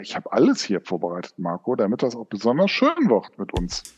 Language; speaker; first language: German; native; German